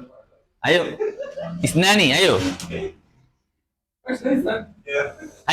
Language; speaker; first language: Arabic; non-native, fluent; Indonesian